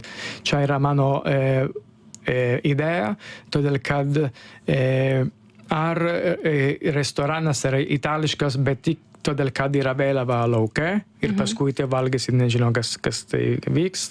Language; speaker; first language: Lithuanian; non-native, fluent; Italian